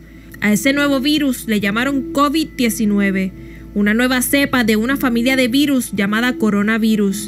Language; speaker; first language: Spanish; native; Spanish